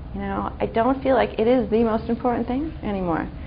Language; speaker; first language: English; native; English